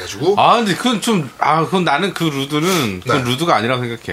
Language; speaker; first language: Korean; native; Korean